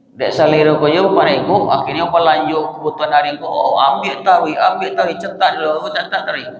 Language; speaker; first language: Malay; non-native, local second language; Minangkabau